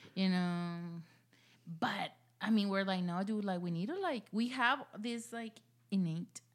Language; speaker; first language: English; early bilingual, other home language; Spanish